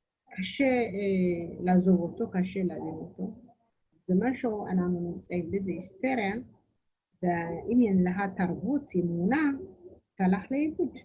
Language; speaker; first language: Hebrew; non-native, learner; Amharic